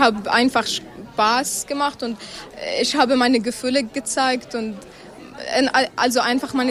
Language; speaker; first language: German; non-native, fluent; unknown